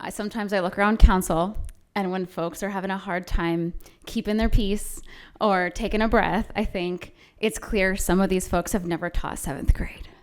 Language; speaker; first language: English; native; English